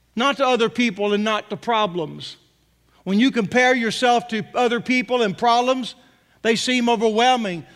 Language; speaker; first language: English; native; English